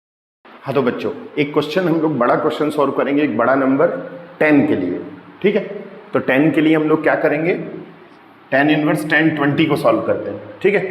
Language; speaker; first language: Hindi; native; Hindi